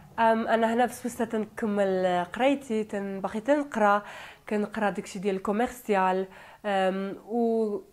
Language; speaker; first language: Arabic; non-native, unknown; Turkish